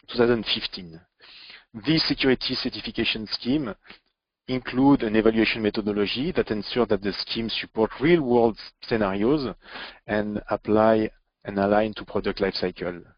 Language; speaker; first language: English; non-native, fluent; French